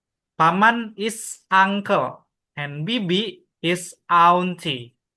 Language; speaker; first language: English; non-native, learner; Indonesian